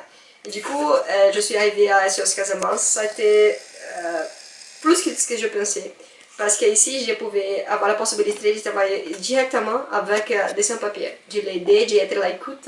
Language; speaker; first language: French; non-native, fluent; Portuguese